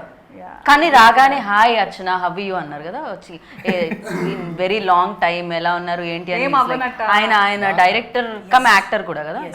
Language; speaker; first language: Telugu; native; Telugu